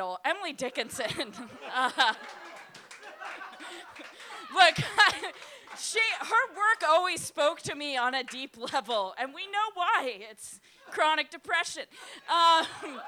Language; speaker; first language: English; native; English